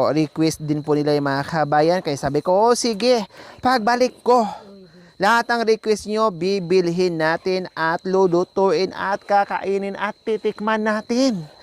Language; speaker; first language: Filipino; native; Filipino